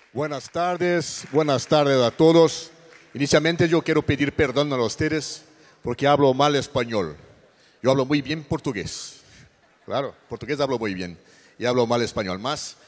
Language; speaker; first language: Spanish; non-native, learner; Portuguese